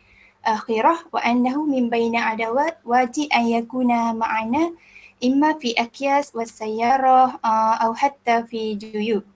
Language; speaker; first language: Arabic; non-native, learner; Malay